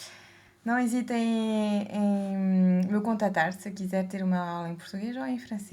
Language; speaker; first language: Portuguese; early bilingual, heritage; Portuguese